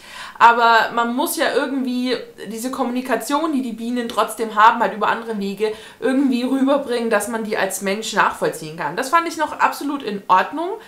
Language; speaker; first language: German; native; German